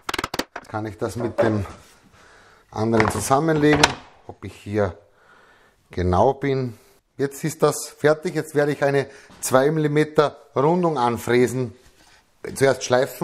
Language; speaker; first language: German; native; German